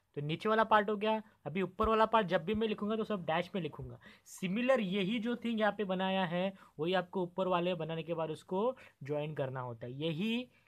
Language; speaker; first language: Hindi; non-native, local second language; Marathi